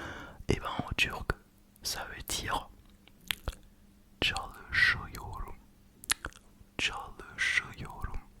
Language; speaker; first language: Turkish; early bilingual, heritage; Turkish